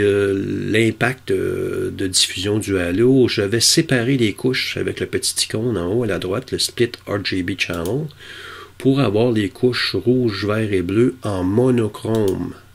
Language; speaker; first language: French; native; French